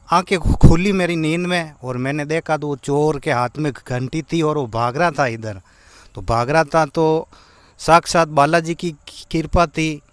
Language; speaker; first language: Hindi; native; Hindi